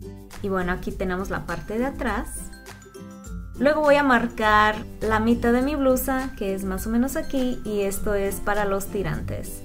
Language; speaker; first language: Spanish; native; Spanish